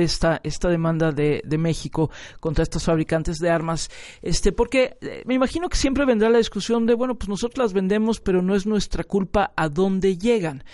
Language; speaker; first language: Spanish; native; Spanish